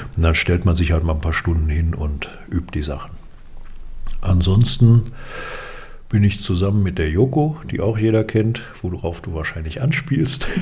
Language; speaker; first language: German; native; German